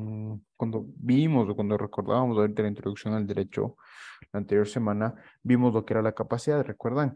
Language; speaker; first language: Spanish; native; Spanish